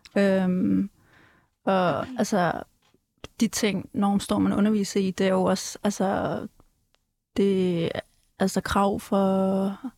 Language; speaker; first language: Danish; early bilingual, other home language; Kurdish